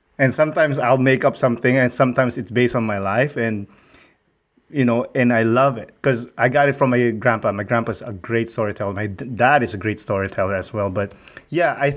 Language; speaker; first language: English; non-native, local second language; Filipino